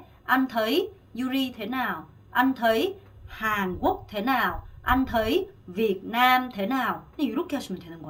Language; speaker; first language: Vietnamese; non-native, fluent; Korean